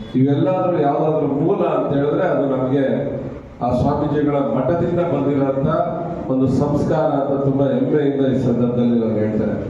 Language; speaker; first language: Kannada; native; Kannada